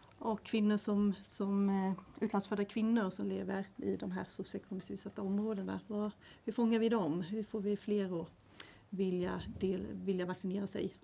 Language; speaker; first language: Swedish; native; Swedish